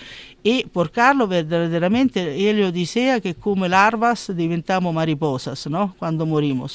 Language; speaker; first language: Spanish; non-native, learner; Italian